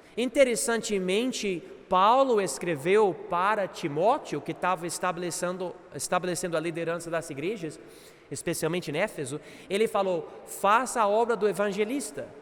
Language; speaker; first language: Portuguese; non-native, fluent; English